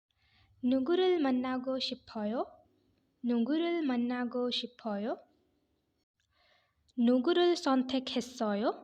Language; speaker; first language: Korean; non-native, fluent; Hindi